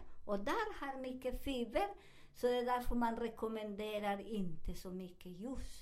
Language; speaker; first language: Swedish; non-native, fluent; Spanish